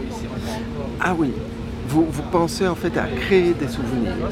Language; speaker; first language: French; native; French